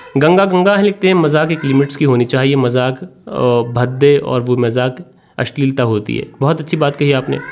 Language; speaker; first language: Hindi; native; Hindi